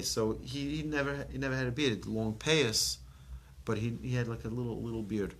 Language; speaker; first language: English; native; English